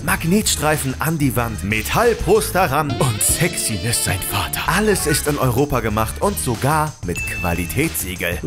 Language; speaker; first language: German; native; German